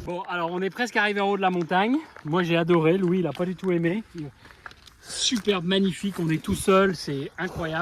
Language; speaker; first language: French; native; French